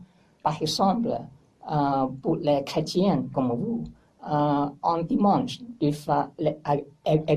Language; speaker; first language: French; non-native, learner; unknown